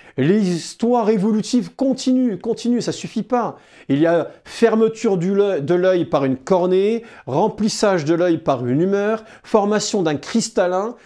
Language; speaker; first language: French; native; French